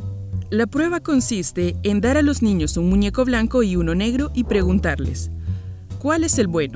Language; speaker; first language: Spanish; native; Spanish